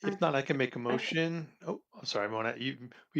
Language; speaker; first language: English; native; English